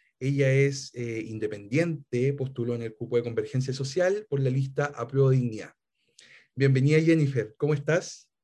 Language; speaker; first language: Spanish; native; Spanish